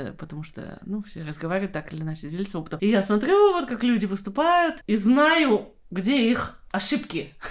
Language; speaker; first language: Russian; non-native, local second language; Kazakh